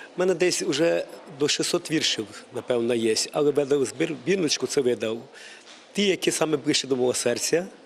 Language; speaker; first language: Ukrainian; native; Ukrainian